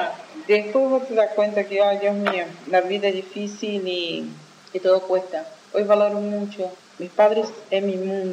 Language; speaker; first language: Spanish; non-native, fluent; Portuguese